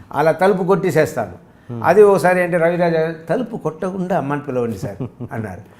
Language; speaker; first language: Telugu; native; Telugu